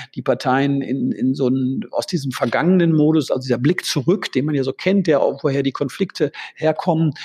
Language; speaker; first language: German; native; German